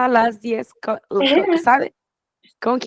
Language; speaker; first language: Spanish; non-native, fluent; Portuguese